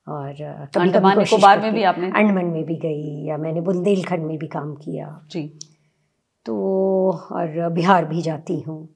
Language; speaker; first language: Hindi; native; Hindi